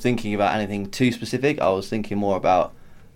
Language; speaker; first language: English; native; English